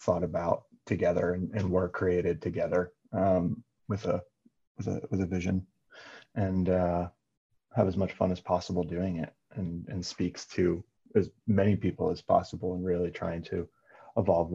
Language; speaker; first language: English; native; English